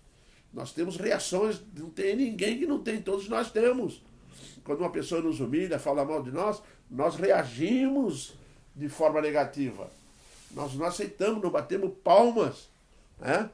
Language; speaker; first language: Portuguese; native; Portuguese